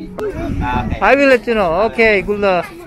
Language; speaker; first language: English; non-native, learner; Korean